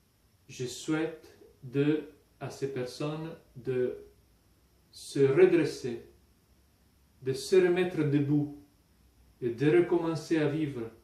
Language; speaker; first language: French; non-native, fluent; Italian